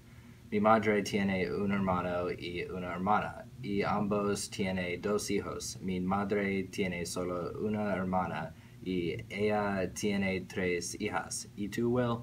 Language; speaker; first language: Spanish; non-native, learner; English